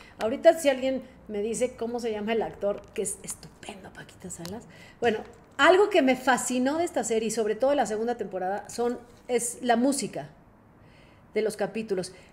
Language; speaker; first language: Spanish; native; Spanish